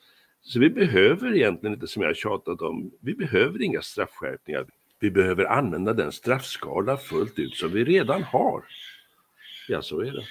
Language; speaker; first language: Swedish; native; Swedish